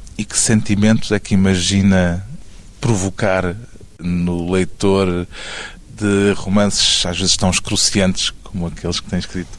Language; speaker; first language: Portuguese; native; Portuguese